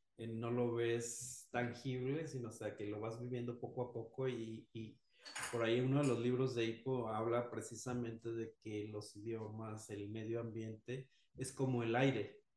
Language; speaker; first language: Spanish; native; Spanish